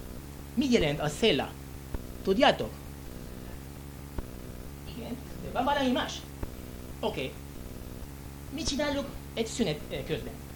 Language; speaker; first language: Hungarian; non-native, learner; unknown